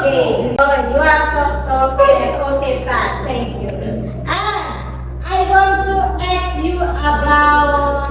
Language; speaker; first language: English; non-native, learner; Indonesian